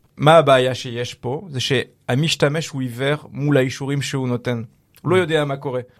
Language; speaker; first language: Hebrew; non-native, fluent; French